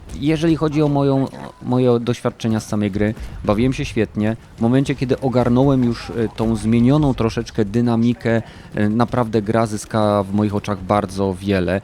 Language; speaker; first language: Polish; native; Polish